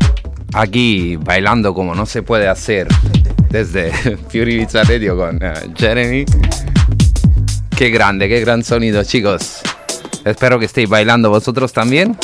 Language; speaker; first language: Spanish; non-native, fluent; Italian